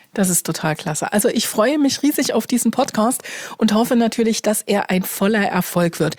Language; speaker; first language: German; native; German